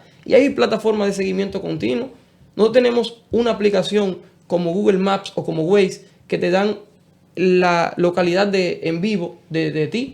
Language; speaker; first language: Spanish; native; Spanish